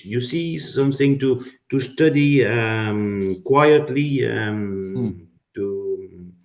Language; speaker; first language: English; non-native, fluent; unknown